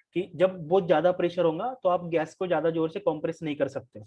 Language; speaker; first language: Hindi; non-native, local second language; Marathi